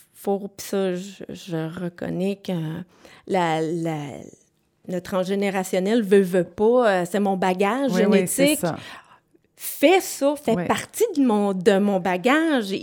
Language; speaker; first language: French; native; French